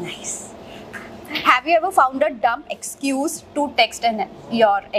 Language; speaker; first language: English; non-native, local second language; Hindi